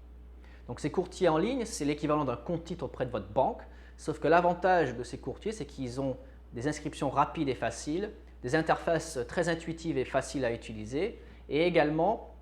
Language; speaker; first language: French; native; French